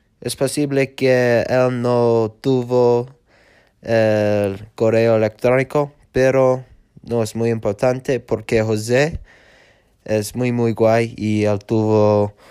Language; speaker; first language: Spanish; non-native, learner; English